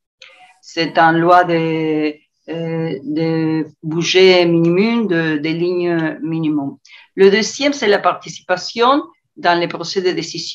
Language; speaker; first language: French; non-native, learner; Spanish